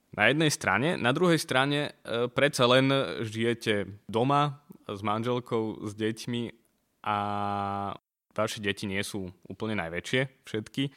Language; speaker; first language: Slovak; native; Slovak